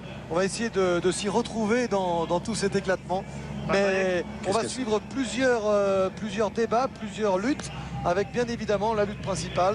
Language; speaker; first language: French; native; French